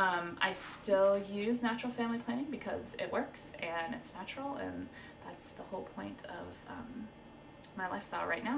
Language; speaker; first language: English; native; English